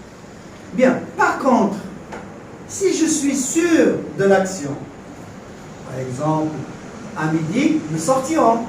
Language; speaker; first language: French; non-native, local second language; Arabic